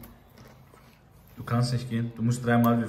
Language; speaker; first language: German; early bilingual, other home language; Turkish